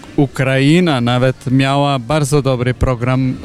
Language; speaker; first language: Polish; non-native, fluent; Macedonian